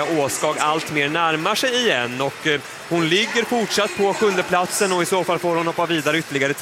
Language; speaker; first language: Swedish; native; Swedish